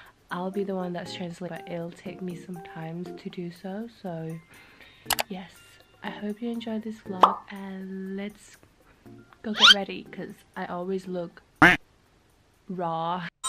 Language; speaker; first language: English; early bilingual, other home language; Thai